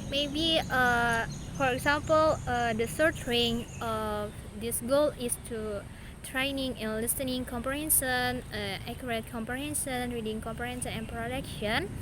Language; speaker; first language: English; non-native, learner; Indonesian